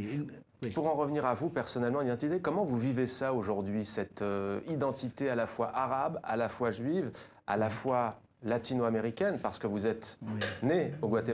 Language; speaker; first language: French; native; French